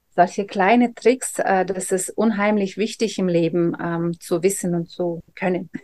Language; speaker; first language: German; non-native, fluent; Russian